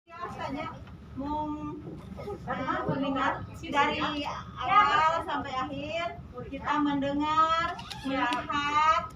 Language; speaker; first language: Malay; non-native, local second language; Sundanese